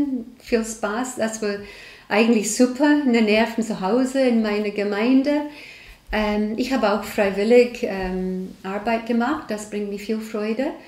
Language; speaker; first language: German; non-native, learner; English